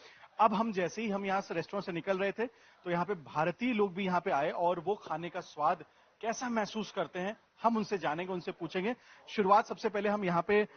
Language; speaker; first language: Hindi; native; Hindi